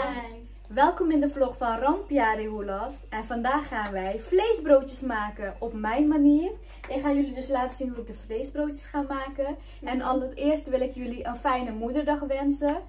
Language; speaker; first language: Dutch; native; Dutch